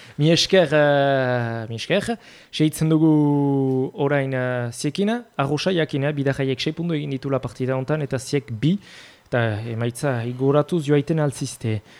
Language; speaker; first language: Basque; native; Basque